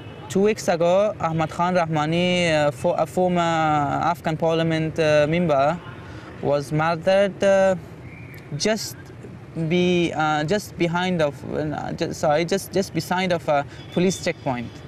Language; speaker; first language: English; non-native, fluent; Persian